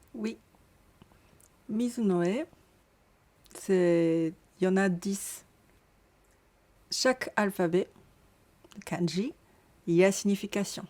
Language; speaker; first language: French; non-native, learner; Japanese